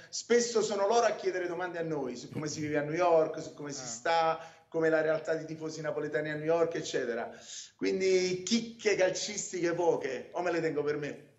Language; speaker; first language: Italian; native; Italian